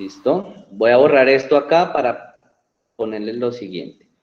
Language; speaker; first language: Spanish; native; Spanish